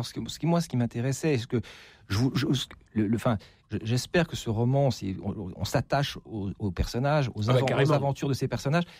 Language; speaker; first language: French; native; French